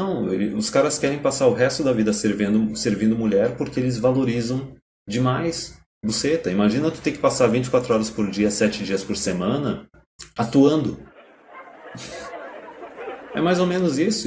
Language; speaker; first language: Portuguese; native; Portuguese